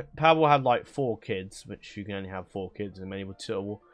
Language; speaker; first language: English; native; English